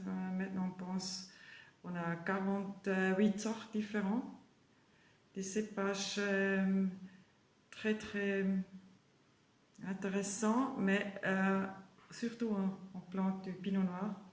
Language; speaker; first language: French; non-native, learner; German